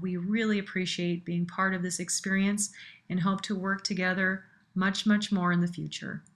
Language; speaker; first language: English; native; English